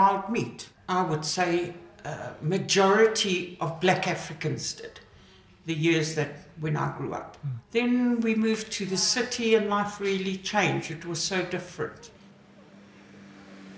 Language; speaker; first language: English; native; English